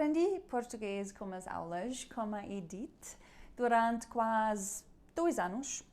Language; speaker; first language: Portuguese; non-native, learner; German